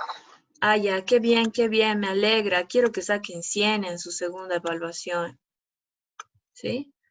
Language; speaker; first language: Spanish; native; Spanish